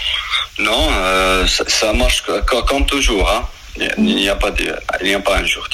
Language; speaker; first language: French; non-native, local second language; Arabic